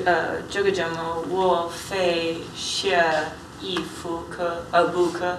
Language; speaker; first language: Chinese; non-native, learner; English